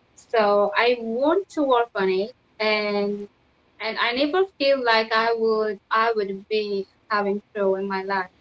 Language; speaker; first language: English; non-native, fluent; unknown